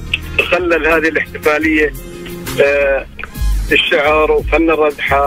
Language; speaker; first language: Arabic; native; Arabic